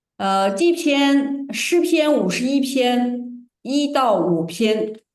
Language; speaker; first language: Chinese; native; Chinese